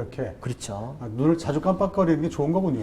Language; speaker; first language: Korean; native; Korean